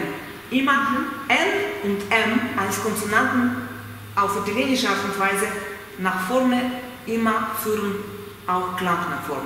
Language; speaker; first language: German; non-native, fluent; Russian